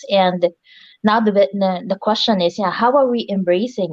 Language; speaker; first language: English; non-native, local second language; Filipino